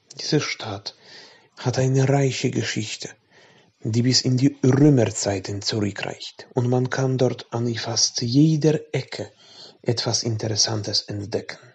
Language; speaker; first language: German; non-native, fluent; Polish